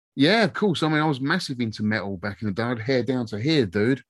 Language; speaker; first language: English; native; English